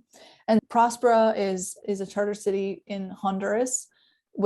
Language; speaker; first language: English; native; English